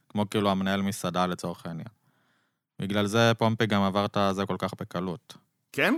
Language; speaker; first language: Hebrew; native; Hebrew